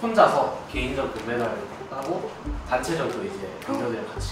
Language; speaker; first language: Korean; native; Korean